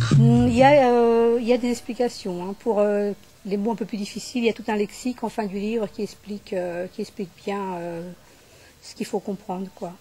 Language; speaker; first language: French; non-native, fluent; Portuguese